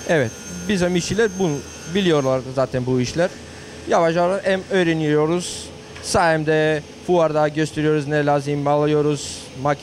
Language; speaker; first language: Turkish; non-native, local second language; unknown